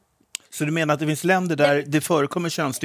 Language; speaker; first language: Swedish; native; Swedish